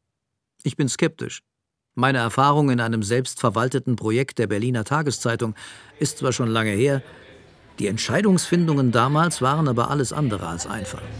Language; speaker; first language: German; native; German